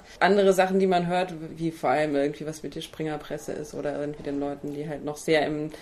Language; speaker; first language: German; native; German